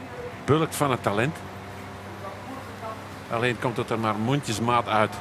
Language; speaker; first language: Dutch; native; Dutch